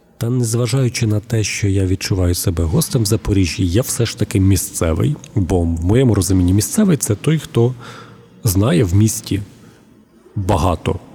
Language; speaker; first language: Ukrainian; native; Ukrainian